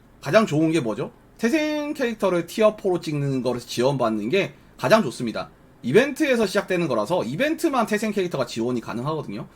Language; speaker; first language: Korean; native; Korean